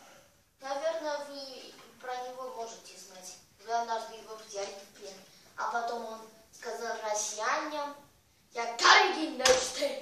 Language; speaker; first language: Russian; non-native, learner; Armenian